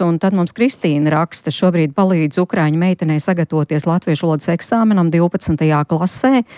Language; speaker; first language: Latvian; native; Latvian